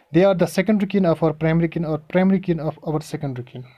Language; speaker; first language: English; non-native, local second language; Kashmiri